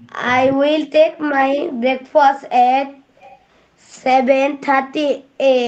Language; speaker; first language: English; non-native, learner; Bangla